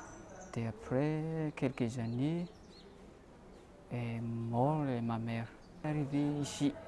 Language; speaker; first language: French; non-native, local second language; Malagasy